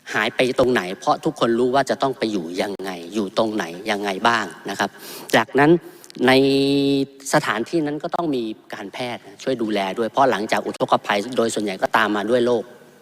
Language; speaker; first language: Thai; native; Thai